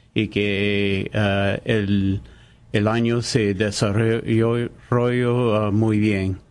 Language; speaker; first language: Spanish; non-native, learner; English